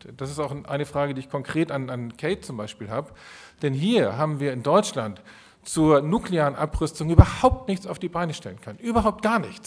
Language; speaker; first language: German; native; German